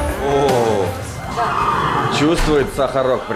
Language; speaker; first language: Russian; native; Russian